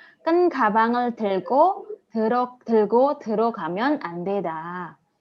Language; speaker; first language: Korean; non-native, fluent; Indonesian